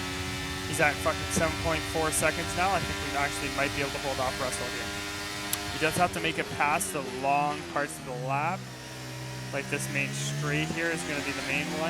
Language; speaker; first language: English; native; English